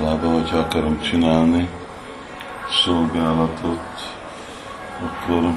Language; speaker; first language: Hungarian; early bilingual, heritage; Hungarian